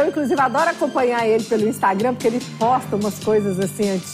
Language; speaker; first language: Portuguese; native; Portuguese